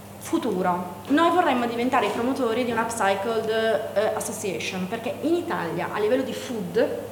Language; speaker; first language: Italian; native; Italian